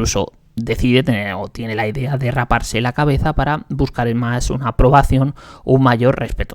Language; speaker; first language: Spanish; native; Spanish